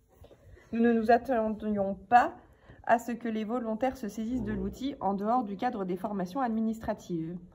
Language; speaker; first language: French; native; French